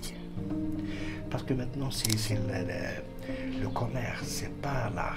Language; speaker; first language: French; non-native, local second language; Arabic